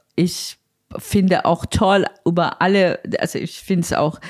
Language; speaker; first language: German; non-native, fluent; Persian